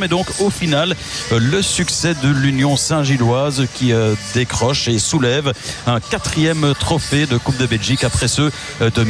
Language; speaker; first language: French; native; French